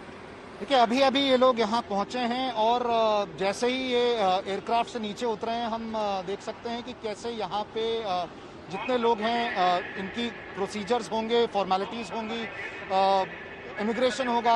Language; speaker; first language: Hindi; native; Hindi